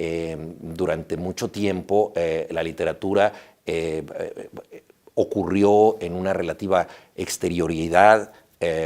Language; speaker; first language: Spanish; native; Spanish